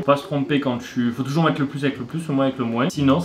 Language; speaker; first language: French; native; French